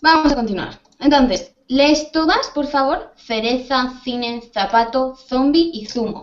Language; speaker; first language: Spanish; native; Spanish